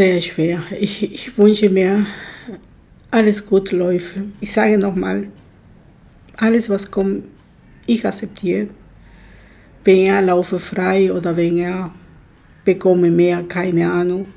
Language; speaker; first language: German; non-native, learner; Spanish